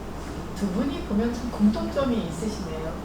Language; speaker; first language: Korean; native; Korean